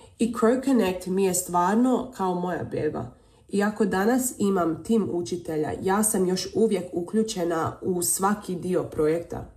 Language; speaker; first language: Serbian; early bilingual, heritage; Croatian